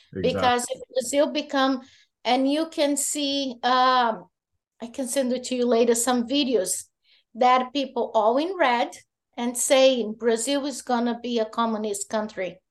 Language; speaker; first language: English; non-native, fluent; Portuguese